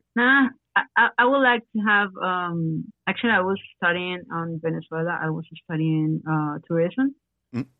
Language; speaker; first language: English; non-native, learner; Spanish